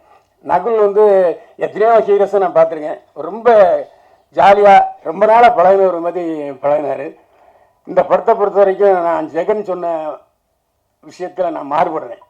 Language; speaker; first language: Tamil; native; Tamil